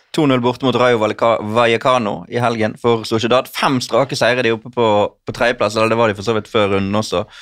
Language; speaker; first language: Norwegian; native; Norwegian